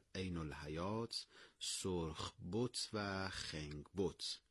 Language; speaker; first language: Persian; native; Persian